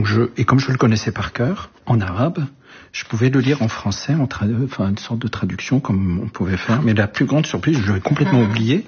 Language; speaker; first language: French; early bilingual, other home language; Arabic